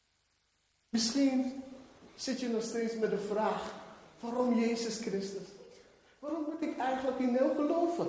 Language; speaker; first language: Dutch; non-native, fluent; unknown